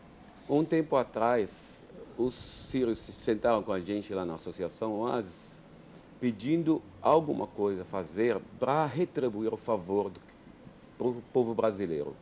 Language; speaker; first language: Portuguese; non-native, fluent; Arabic